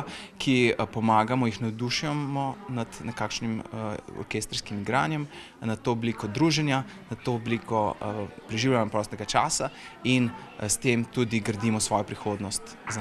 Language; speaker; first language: Slovenian; native; Slovenian